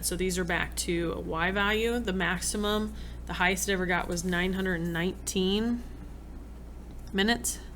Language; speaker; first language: English; native; English